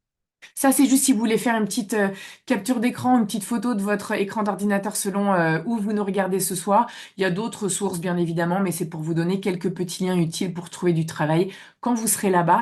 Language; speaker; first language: French; native; French